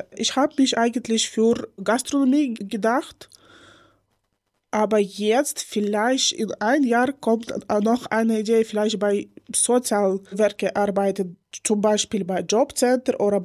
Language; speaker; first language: German; non-native, learner; Ukrainian